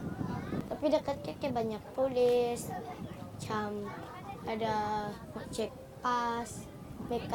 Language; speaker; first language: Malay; early bilingual, other home language; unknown